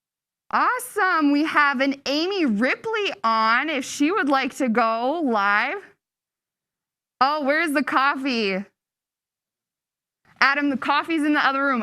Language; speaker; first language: English; native; English